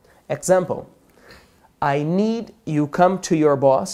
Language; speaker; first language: English; non-native, fluent; Portuguese